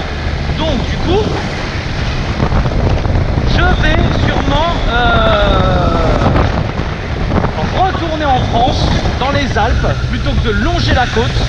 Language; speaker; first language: French; native; French